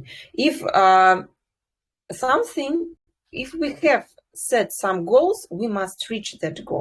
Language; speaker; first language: English; non-native, fluent; Russian